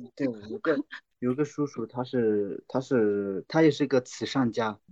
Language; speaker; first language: Chinese; non-native, local second language; Tibetan